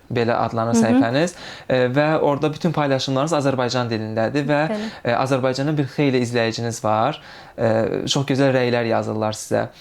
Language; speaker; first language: Azerbaijani; native; Azerbaijani